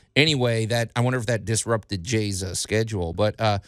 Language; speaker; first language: English; native; English